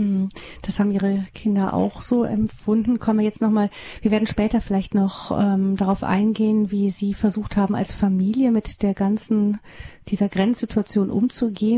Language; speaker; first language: German; native; German